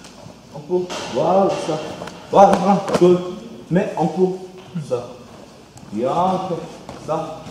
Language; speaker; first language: French; non-native, learner; Korean